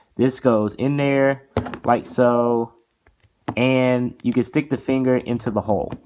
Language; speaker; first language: English; native; English